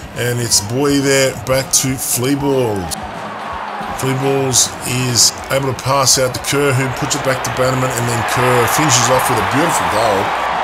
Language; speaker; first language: English; native; English